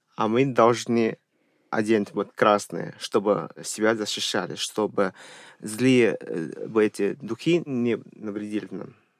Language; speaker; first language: Russian; non-native, fluent; Chinese